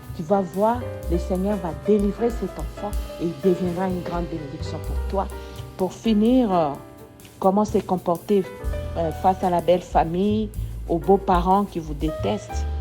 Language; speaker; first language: French; non-native, local second language; Lingala